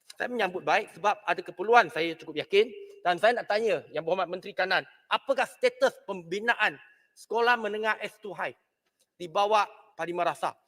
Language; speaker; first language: Malay; non-native, local second language; Chinese